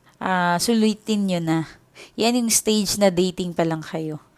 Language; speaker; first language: Filipino; native; Filipino